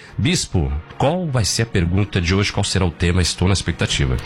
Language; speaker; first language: Portuguese; native; Portuguese